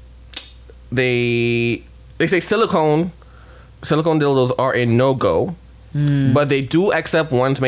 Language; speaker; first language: English; native; English